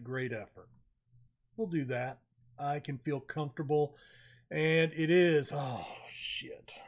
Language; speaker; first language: English; native; English